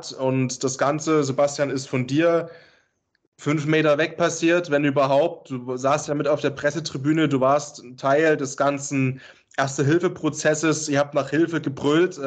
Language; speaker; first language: German; native; German